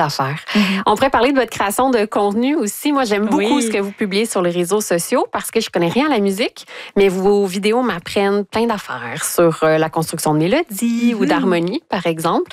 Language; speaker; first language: French; native; French